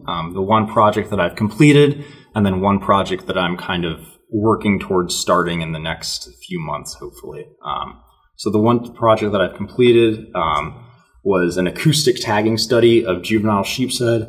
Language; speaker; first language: English; native; English